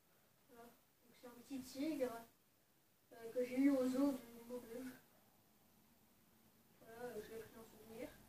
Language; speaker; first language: French; native; French